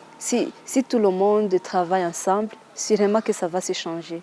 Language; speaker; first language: French; non-native, local second language; Kinyarwanda